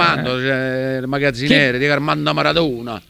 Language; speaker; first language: Italian; native; Italian